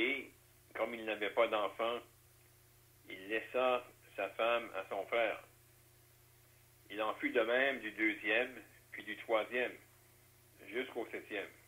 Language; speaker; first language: French; native; French